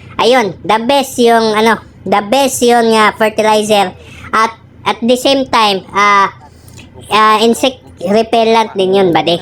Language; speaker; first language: Filipino; non-native, local second language; Cebuano